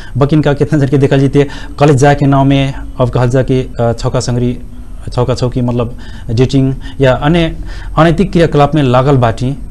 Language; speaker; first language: Bhojpuri; non-native, local second language; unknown